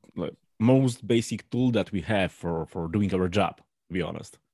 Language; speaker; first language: English; non-native, fluent; Polish